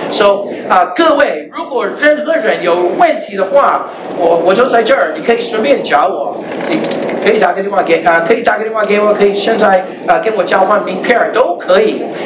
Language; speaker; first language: Chinese; non-native, fluent; English